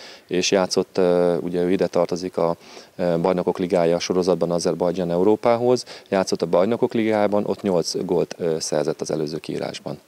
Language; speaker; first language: Hungarian; native; Hungarian